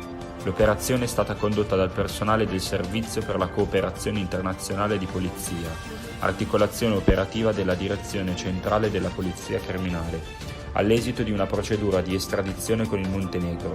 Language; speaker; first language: Italian; native; Italian